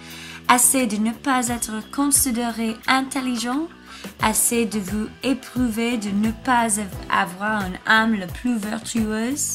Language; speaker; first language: French; non-native, learner; English